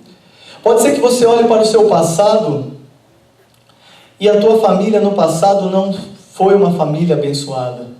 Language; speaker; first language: Portuguese; native; Portuguese